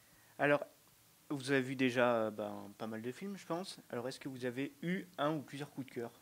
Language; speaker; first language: French; native; French